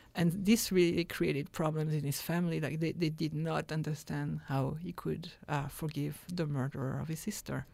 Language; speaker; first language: English; non-native, fluent; French